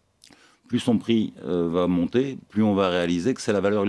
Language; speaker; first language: French; native; French